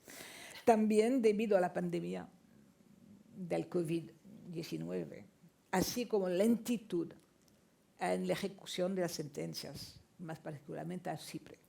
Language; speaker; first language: Spanish; non-native, fluent; French